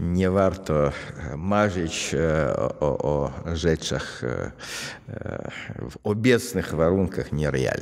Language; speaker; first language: Polish; non-native, fluent; Russian